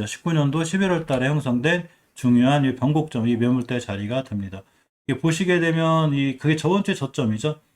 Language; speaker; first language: Korean; native; Korean